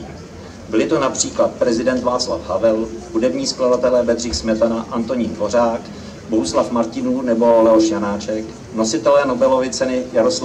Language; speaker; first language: Czech; native; Czech